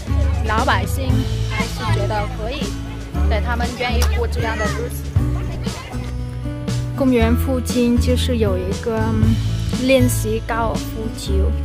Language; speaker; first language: Chinese; non-native, fluent; Vietnamese